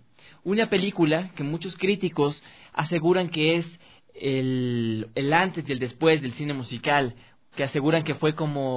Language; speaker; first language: Spanish; native; Spanish